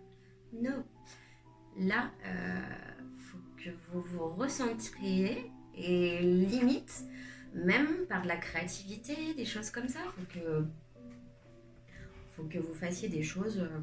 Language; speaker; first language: French; native; French